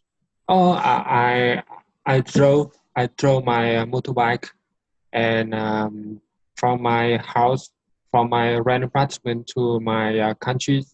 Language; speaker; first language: English; non-native, learner; Vietnamese